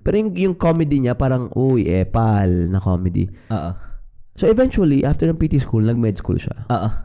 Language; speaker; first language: Filipino; native; Filipino